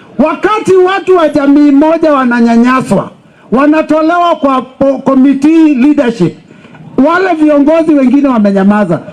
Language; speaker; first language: Swahili; non-native, local second language; Kikuyu